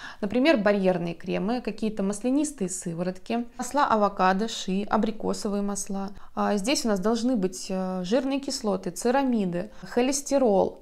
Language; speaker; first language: Russian; native; Russian